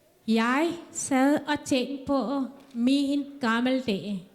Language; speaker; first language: Danish; non-native, fluent; Tamil